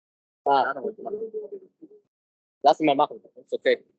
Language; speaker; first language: German; native; German